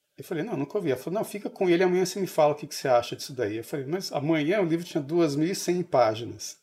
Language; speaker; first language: Portuguese; native; Portuguese